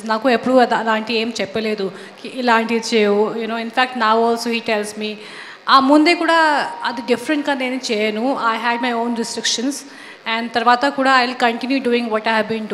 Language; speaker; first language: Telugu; non-native, fluent; Hindi